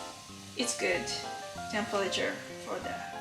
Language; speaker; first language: English; non-native, learner; Japanese